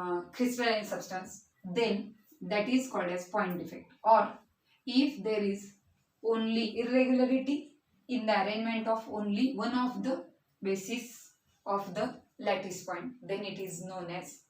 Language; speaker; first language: English; non-native, local second language; Marathi